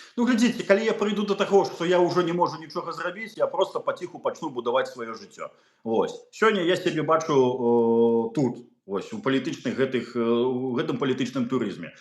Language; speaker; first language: Belarusian; non-native, local second language; Russian